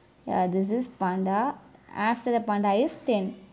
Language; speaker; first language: English; non-native, local second language; Tamil